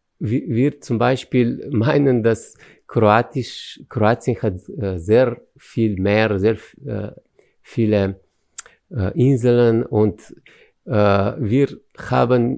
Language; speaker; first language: German; non-native, fluent; Slovenian